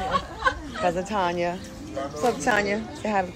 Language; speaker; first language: English; native; English